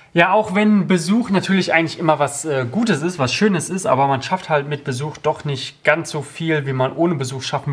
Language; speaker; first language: German; native; German